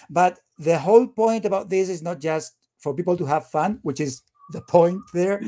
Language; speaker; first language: English; non-native, fluent; Spanish